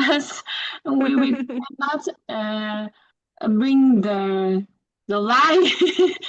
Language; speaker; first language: English; non-native, learner; Vietnamese